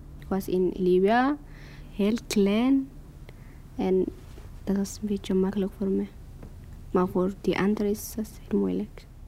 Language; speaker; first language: Dutch; non-native, learner; Tigrinya